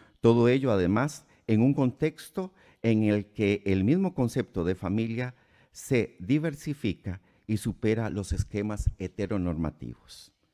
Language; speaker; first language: Spanish; native; Spanish